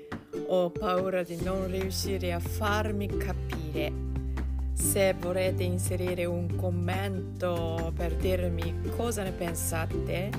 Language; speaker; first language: Italian; non-native, fluent; Japanese